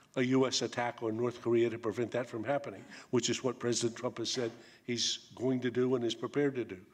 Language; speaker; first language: English; native; English